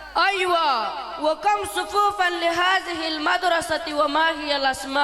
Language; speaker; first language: Arabic; non-native, learner; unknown